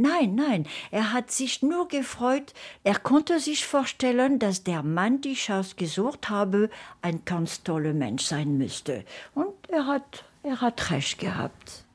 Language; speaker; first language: German; non-native, fluent; French